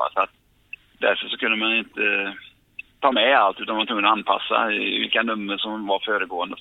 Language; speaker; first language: Swedish; native; Swedish